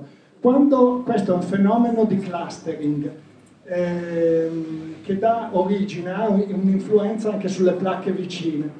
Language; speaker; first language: Italian; native; Italian